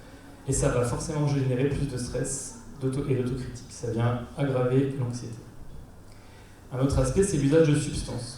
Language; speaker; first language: French; native; French